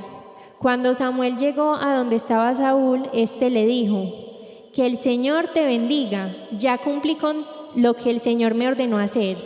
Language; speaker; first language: Spanish; native; Spanish